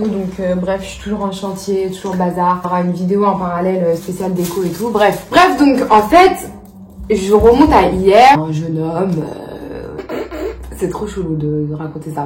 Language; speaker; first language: French; native; French